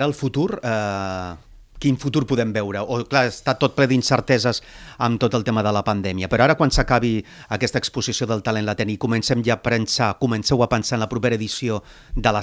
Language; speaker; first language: Catalan; native; Catalan